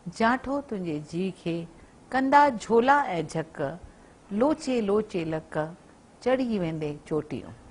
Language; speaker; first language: Sindhi; early bilingual, heritage; Sindhi